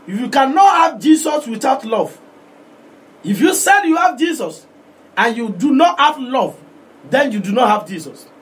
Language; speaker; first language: English; non-native, local second language; Yoruba